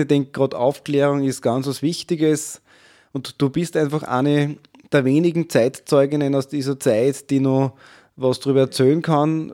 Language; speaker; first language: German; native; German